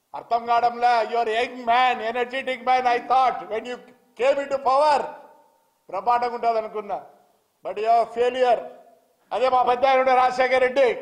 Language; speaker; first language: Telugu; native; Telugu